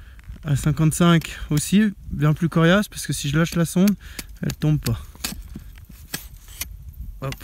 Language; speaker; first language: French; native; French